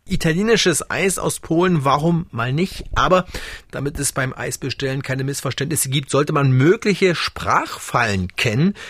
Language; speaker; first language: German; native; German